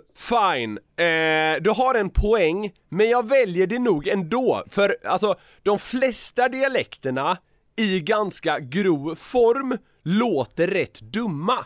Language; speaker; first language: Swedish; native; Swedish